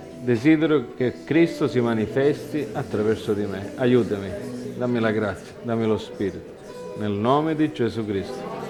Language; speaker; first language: Italian; non-native, fluent; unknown